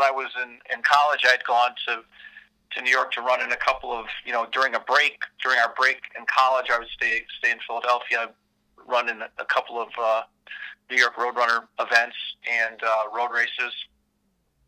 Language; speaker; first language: English; native; English